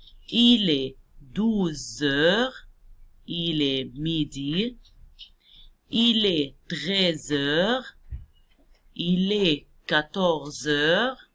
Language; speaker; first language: French; non-native, fluent; Arabic